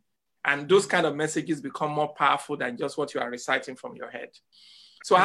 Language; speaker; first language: English; non-native, local second language; Yoruba